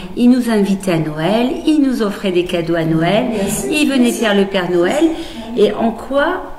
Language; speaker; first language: French; early bilingual, other home language; Arabic